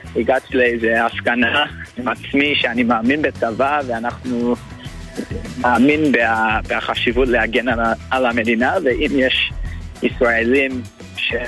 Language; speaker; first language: Hebrew; non-native, fluent; English